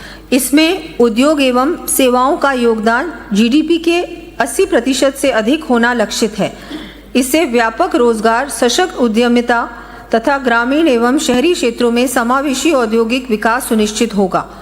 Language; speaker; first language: Hindi; native; Hindi